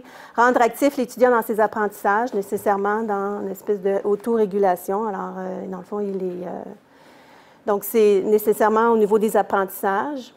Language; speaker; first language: French; native; French